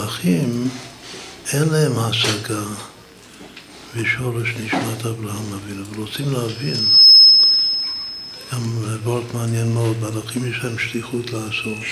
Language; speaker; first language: Hebrew; non-native, fluent; English